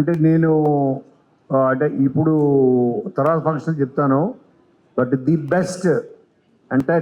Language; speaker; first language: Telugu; native; Telugu